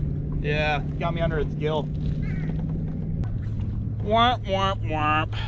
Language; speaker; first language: English; native; English